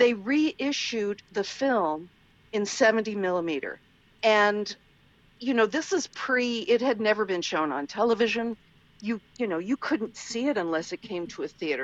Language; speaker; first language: English; native; English